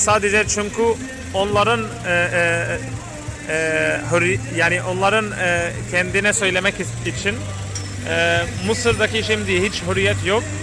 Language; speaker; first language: Turkish; non-native, learner; Arabic